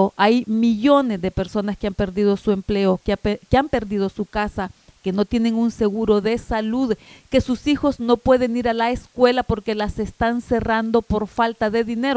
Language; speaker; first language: Spanish; native; Spanish